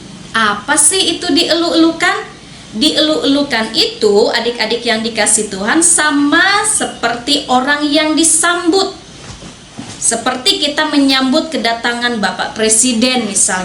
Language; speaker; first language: Indonesian; native; Indonesian